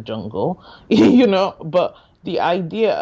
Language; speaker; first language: English; non-native, local second language; Yoruba